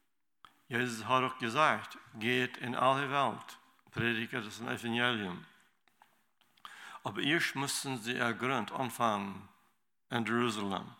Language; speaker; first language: German; non-native, learner; Low German